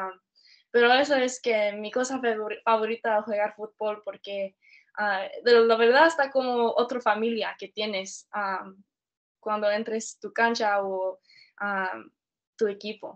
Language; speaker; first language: Spanish; early bilingual, heritage; Spanish